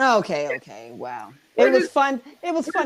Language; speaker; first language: English; native; English